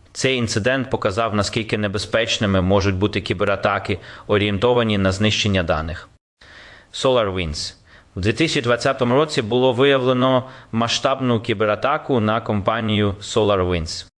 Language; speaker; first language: Ukrainian; native; Ukrainian